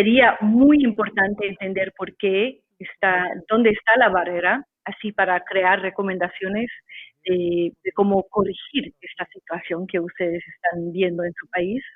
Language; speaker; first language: Spanish; non-native, fluent; English